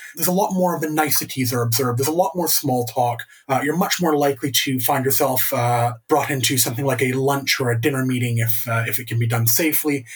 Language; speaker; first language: English; native; English